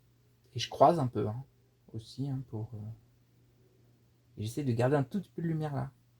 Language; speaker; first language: French; native; French